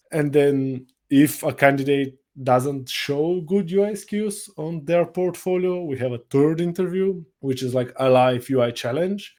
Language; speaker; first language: English; non-native, fluent; Bulgarian